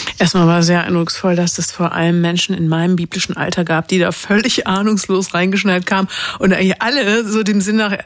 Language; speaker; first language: German; native; German